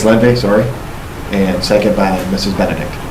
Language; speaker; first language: English; native; English